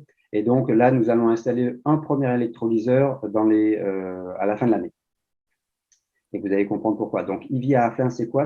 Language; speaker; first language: French; native; French